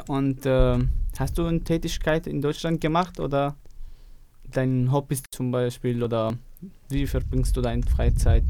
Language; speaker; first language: German; non-native, learner; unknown